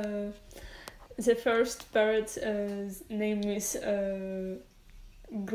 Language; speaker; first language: English; non-native, learner; Ukrainian